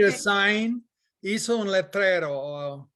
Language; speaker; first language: Spanish; non-native, fluent; English